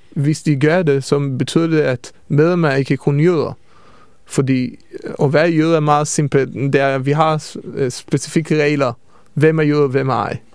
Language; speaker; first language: Danish; early bilingual, heritage; Danish